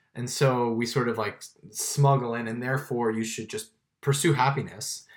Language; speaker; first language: English; native; English